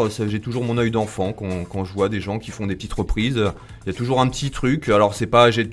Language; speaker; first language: French; native; French